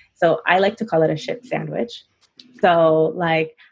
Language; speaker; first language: English; native; English